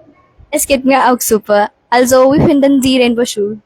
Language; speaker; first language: German; non-native, learner; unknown